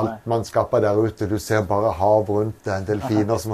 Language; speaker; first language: Norwegian; native; Norwegian